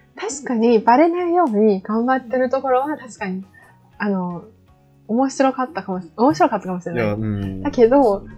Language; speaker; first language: Japanese; non-native, fluent; Chinese